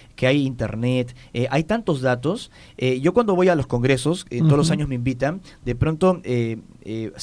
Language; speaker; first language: Spanish; native; Spanish